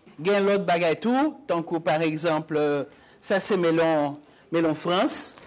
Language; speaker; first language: Haitian Creole; non-native, fluent; Hebrew